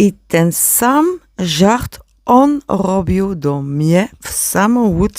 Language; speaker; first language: Polish; non-native, learner; Dutch